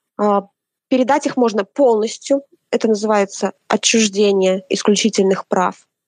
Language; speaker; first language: Russian; native; Russian